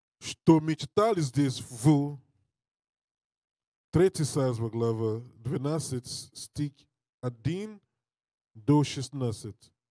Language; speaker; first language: Russian; non-native, learner; English